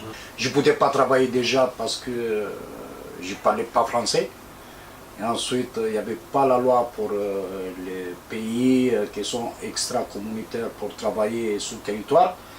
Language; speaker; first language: French; non-native, learner; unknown